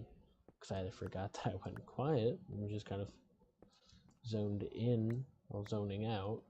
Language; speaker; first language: English; native; English